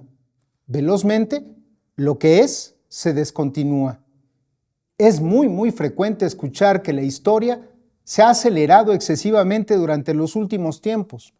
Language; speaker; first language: Spanish; native; Spanish